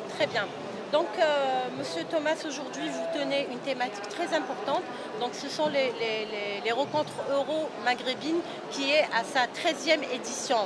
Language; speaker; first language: French; non-native, local second language; Arabic